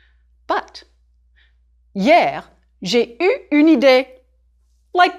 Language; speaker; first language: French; non-native, fluent; English